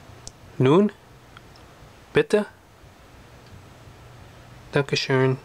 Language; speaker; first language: German; non-native, learner; Russian